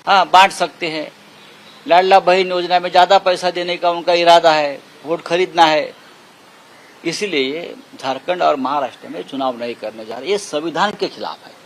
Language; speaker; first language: Hindi; non-native, local second language; Marathi